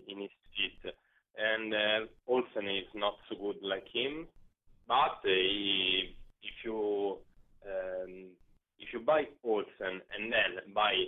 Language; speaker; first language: English; non-native, learner; Italian